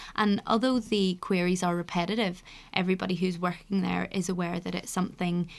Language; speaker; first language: English; native; English